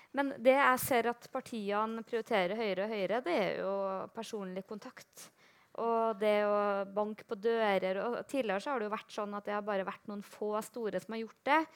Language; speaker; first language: Norwegian; native; Norwegian